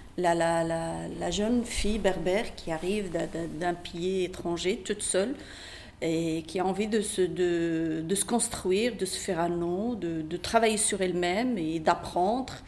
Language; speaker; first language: French; non-native, local second language; Berber languages